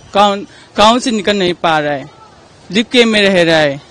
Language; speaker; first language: Hindi; non-native, local second language; Manipuri